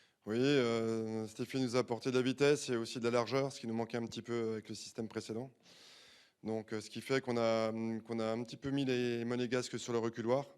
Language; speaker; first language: French; native; French